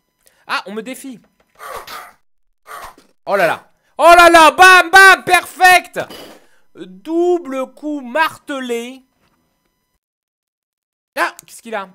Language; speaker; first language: French; native; French